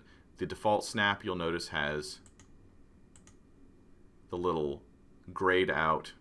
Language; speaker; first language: English; native; English